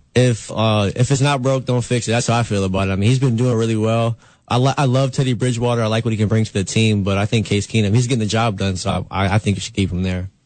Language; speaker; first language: English; native; English